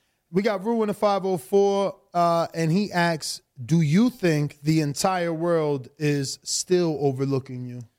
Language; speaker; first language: English; native; English